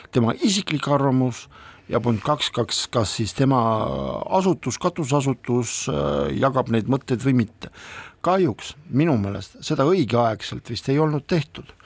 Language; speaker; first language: Estonian; non-native, local second language; Russian